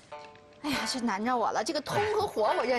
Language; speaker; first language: Chinese; native; Chinese